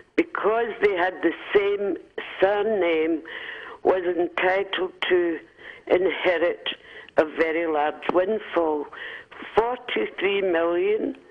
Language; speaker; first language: English; non-native, fluent; Finnish